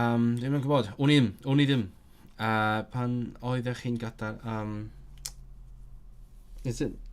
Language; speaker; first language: Welsh; non-native, learner; Cantonese